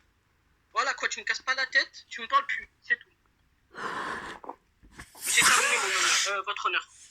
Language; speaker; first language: French; native; French